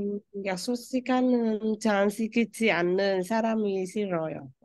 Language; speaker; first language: Korean; non-native, learner; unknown